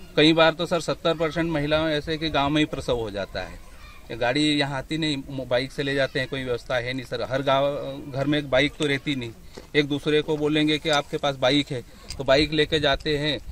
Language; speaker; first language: Hindi; native; Hindi